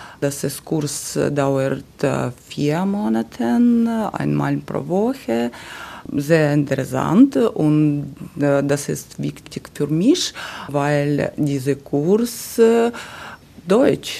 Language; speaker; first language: German; non-native, learner; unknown